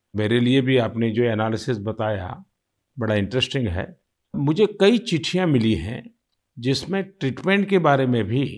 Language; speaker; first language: Hindi; non-native, local second language; Gujarati